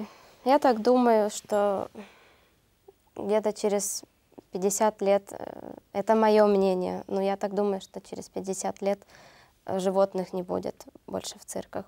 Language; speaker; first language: Russian; non-native, learner; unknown